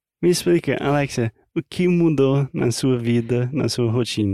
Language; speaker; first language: Portuguese; non-native, learner; English